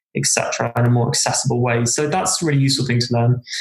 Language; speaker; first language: English; native; English